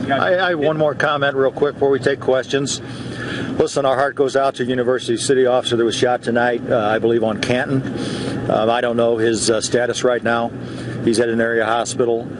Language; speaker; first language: English; native; English